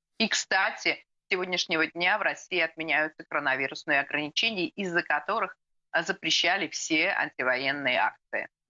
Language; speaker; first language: Russian; native; Russian